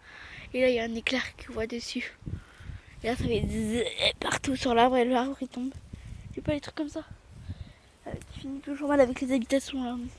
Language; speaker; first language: French; native; French